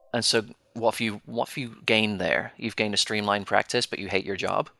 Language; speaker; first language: English; native; English